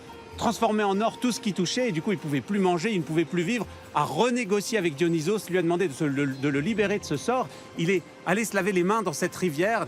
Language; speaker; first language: French; native; French